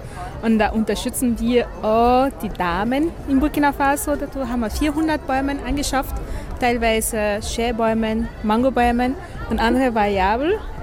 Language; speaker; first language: German; non-native, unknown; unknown